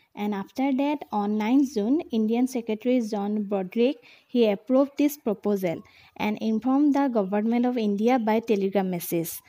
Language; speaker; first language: English; non-native, local second language; Assamese